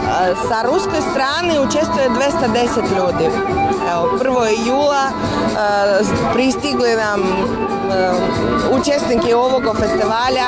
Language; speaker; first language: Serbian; non-native, fluent; Russian